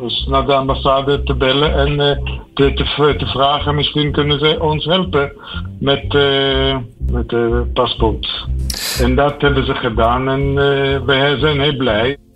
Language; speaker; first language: Dutch; non-native, learner; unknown